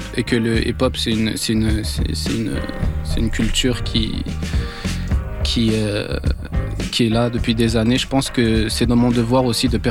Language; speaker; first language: French; non-native, local second language; Arabic